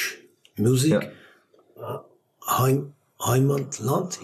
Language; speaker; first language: German; non-native, learner; Armenian